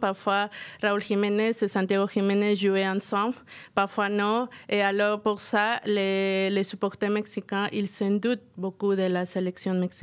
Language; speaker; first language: French; non-native, fluent; Spanish